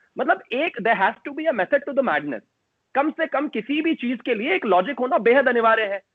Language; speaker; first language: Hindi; native; Hindi